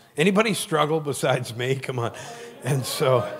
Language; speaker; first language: English; native; English